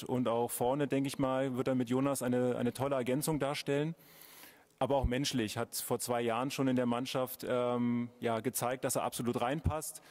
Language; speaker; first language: German; native; German